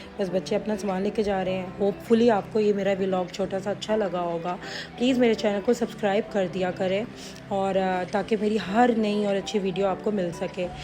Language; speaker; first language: Urdu; native; Urdu